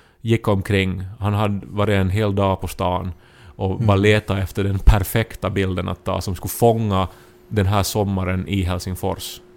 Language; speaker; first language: Swedish; native; Swedish